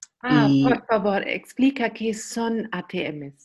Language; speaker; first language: Spanish; non-native, learner; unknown